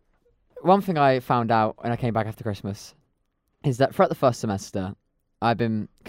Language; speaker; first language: English; native; English